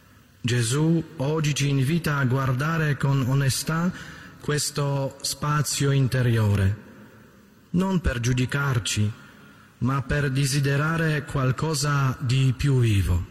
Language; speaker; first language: Italian; native; Italian